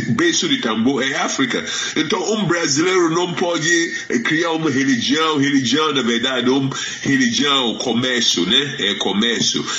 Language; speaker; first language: Portuguese; non-native, fluent; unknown